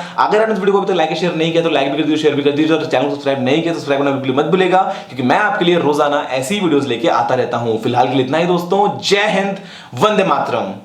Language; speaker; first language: Hindi; native; Hindi